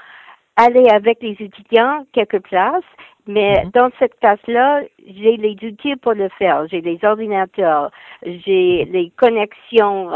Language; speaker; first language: French; non-native, fluent; English